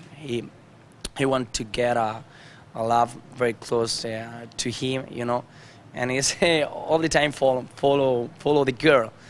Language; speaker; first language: English; non-native, learner; Spanish